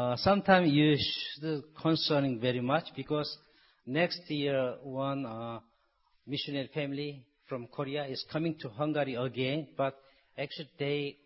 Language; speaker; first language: English; non-native, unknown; Korean